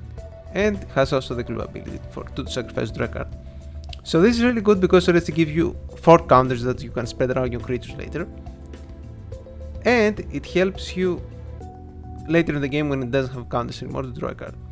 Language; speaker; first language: English; non-native, fluent; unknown